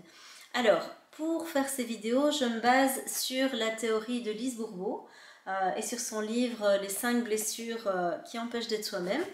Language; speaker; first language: French; native; French